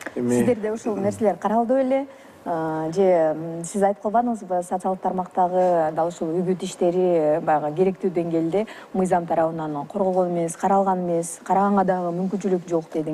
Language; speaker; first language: Kyrgyz; native; Kyrgyz